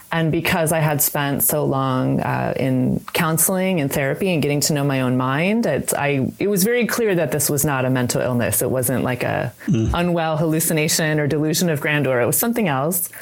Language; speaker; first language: English; native; English